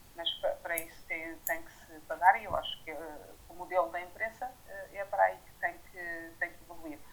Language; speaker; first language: Portuguese; non-native, fluent; French